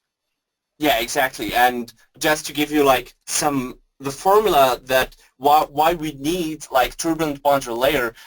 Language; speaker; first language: English; non-native, fluent; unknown